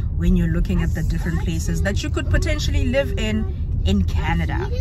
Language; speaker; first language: English; non-native, local second language; Zulu